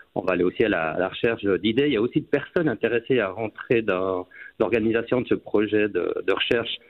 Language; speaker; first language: French; native; French